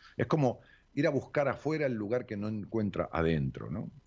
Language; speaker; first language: Spanish; native; Spanish